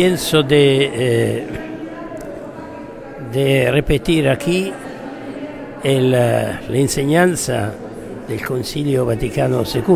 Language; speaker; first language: Spanish; non-native, fluent; Italian